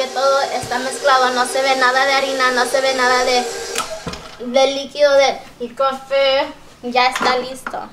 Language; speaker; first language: Spanish; early bilingual, heritage; Spanish